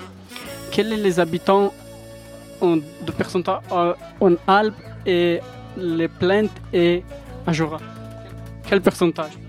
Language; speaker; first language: French; non-native, learner; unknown